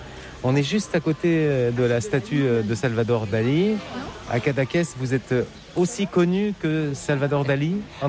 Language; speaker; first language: French; native; French